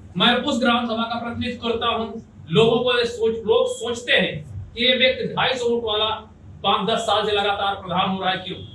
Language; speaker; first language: Hindi; native; Hindi